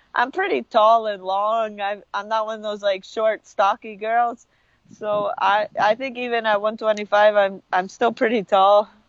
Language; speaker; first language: English; early bilingual, other home language; Lithuanian